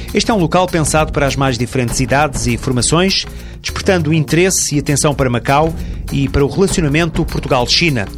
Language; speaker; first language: Portuguese; native; Portuguese